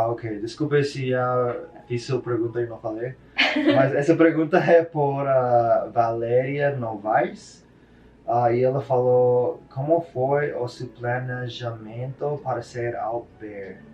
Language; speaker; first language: Portuguese; non-native, learner; English